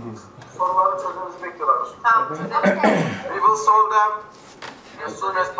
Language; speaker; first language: English; non-native, learner; Turkish